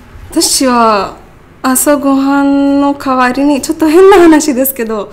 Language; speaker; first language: Japanese; non-native, learner; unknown